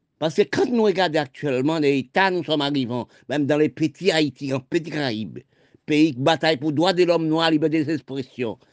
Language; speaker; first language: French; non-native, local second language; Haitian Creole